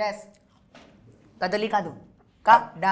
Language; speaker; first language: Telugu; non-native, learner; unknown